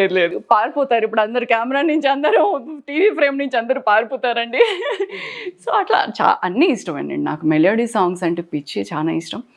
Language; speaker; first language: Telugu; native; Telugu